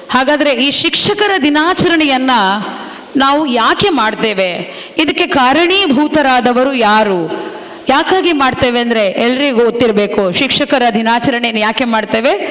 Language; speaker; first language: Kannada; non-native, local second language; Tulu